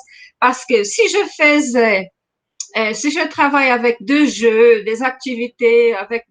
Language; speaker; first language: French; non-native, fluent; Portuguese